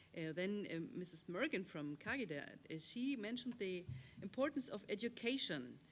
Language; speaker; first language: English; non-native, fluent; German